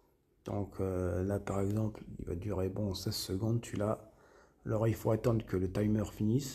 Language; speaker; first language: French; native; French